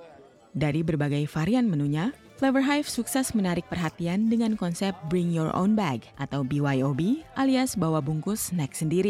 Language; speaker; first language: Indonesian; native; Indonesian